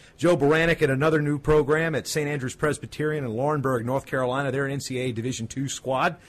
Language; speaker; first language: English; native; English